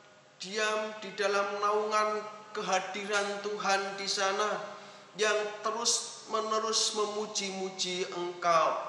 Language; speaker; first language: Indonesian; native; Indonesian